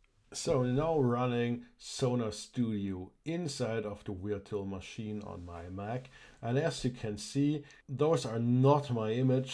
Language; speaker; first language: English; non-native, fluent; German